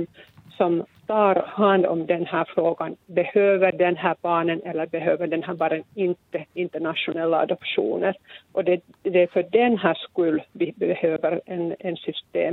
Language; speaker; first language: Swedish; non-native, local second language; Finnish